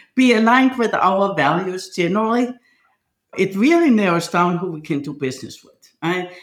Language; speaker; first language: English; non-native, fluent; Danish